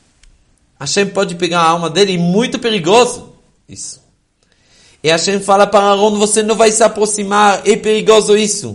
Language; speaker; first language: Portuguese; non-native, fluent; Hebrew